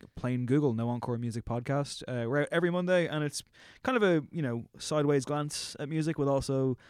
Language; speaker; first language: English; native; English